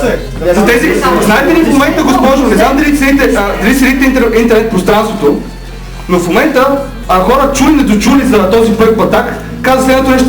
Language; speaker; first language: Bulgarian; native; Bulgarian